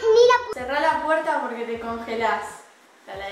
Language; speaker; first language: Spanish; native; Spanish